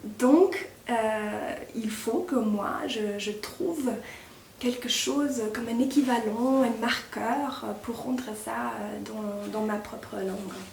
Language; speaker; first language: French; non-native, fluent; German